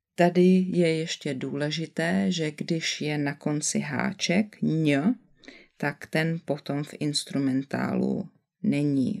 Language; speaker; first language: Czech; native; Czech